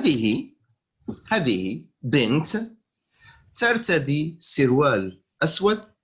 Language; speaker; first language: Arabic; non-native, fluent; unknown